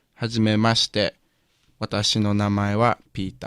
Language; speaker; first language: Japanese; non-native, learner; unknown